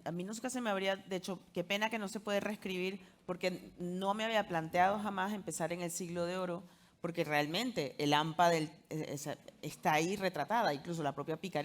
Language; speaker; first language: Spanish; native; Spanish